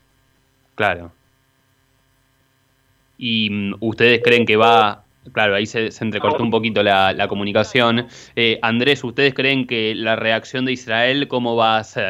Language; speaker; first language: Spanish; native; Spanish